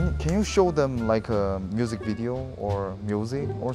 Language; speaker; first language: English; non-native, learner; Korean